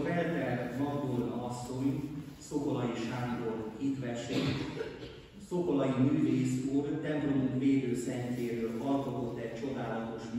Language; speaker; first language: Hungarian; native; Hungarian